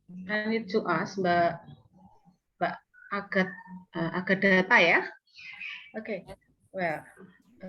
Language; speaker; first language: English; non-native, fluent; Indonesian